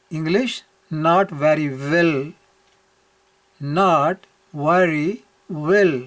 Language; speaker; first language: English; non-native, local second language; Punjabi